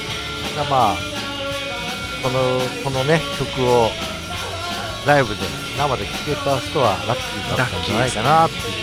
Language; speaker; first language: Japanese; native; Japanese